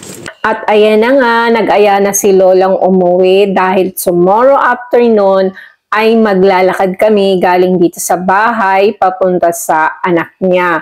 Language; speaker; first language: Filipino; native; Filipino